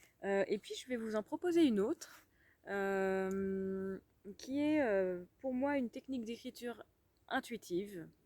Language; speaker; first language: French; native; French